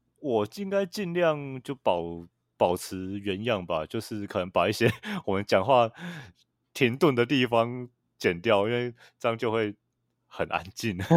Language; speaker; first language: Chinese; native; Chinese